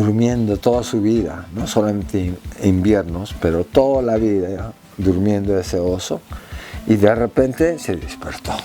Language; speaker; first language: Spanish; early bilingual, heritage; Spanish